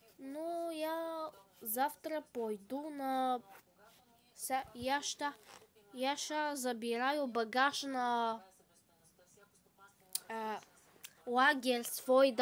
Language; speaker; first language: Russian; non-native, learner; Bulgarian